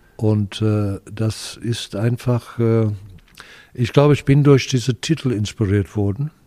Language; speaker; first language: German; non-native, fluent; English